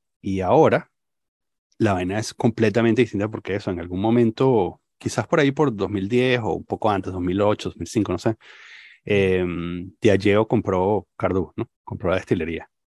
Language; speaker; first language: Spanish; native; Spanish